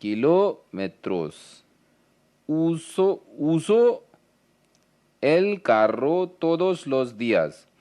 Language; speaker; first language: Spanish; non-native, learner; Hindi